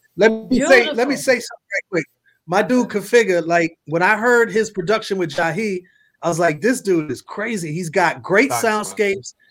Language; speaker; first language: English; native; English